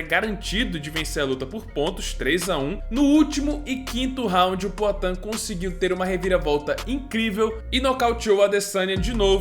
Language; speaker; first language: Portuguese; native; Portuguese